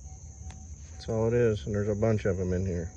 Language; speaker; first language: English; native; English